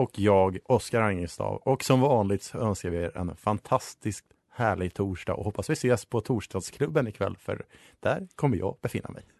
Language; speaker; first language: Swedish; native; Swedish